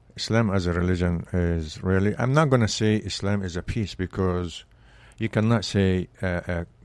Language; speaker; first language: English; non-native, fluent; Arabic